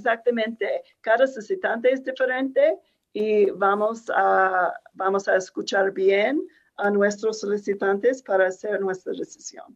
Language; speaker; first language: Spanish; non-native, fluent; English